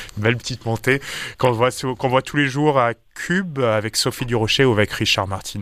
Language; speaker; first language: French; native; French